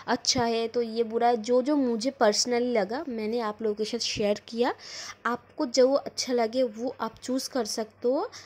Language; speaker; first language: Hindi; non-native, local second language; Bangla